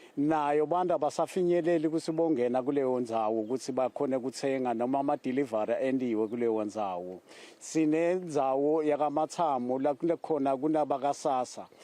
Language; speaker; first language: Zulu; non-native, local second language; Swati